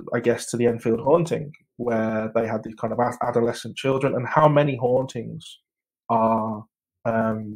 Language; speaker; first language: English; native; English